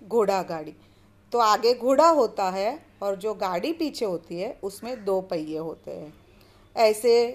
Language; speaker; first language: Hindi; non-native, local second language; Gujarati